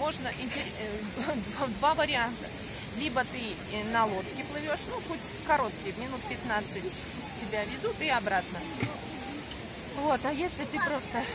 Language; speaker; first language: Russian; native; Russian